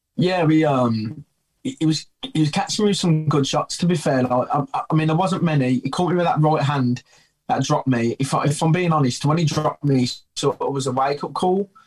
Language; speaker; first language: English; native; English